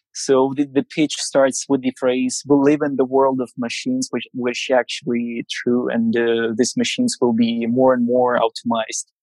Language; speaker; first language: English; non-native, fluent; Russian